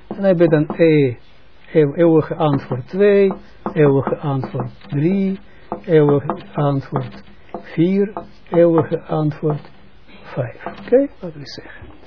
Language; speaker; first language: Dutch; non-native, fluent; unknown